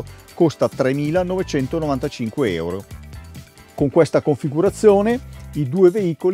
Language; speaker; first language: Italian; native; Italian